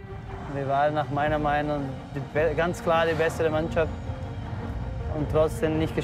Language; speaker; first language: German; non-native, fluent; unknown